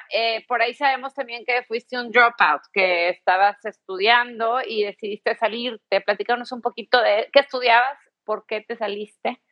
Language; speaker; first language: Spanish; native; Spanish